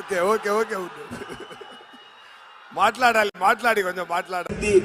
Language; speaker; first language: Telugu; non-native, learner; Tamil